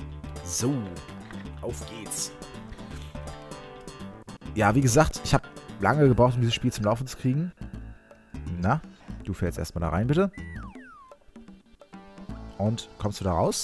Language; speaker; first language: German; native; German